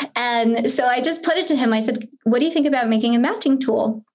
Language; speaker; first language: English; early bilingual, other home language; Spanish